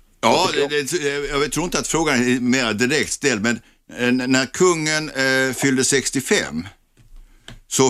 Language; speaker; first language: Swedish; native; Swedish